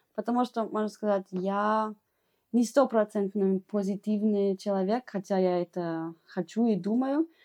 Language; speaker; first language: Russian; early bilingual, heritage; Russian